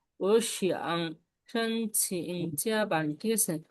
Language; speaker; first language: Chinese; non-native, fluent; Bangla